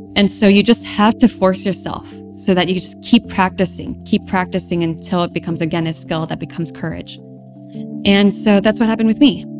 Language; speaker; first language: English; non-native, fluent; French